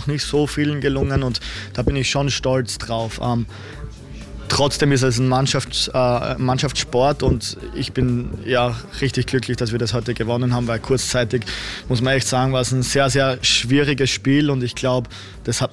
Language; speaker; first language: German; native; German